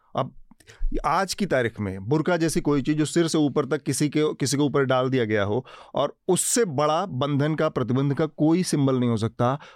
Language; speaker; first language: Hindi; native; Hindi